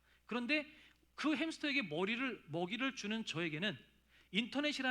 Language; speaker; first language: Korean; native; Korean